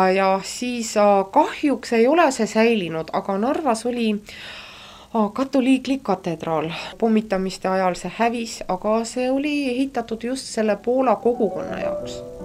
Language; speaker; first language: Estonian; non-native, local second language; Russian